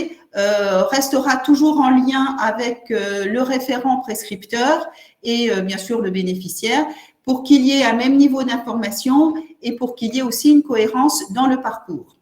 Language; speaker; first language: French; native; French